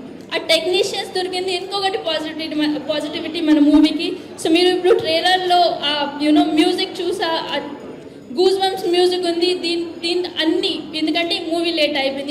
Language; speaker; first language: Telugu; non-native, learner; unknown